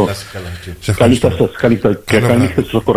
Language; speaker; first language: Greek; early bilingual, heritage; Greek